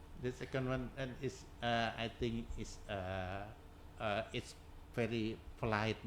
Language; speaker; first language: English; non-native, learner; Indonesian